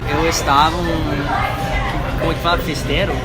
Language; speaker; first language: Portuguese; non-native, learner; English